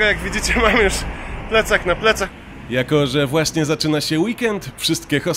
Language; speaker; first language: Polish; native; Polish